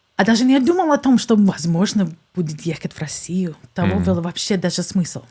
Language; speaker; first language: Russian; non-native, fluent; English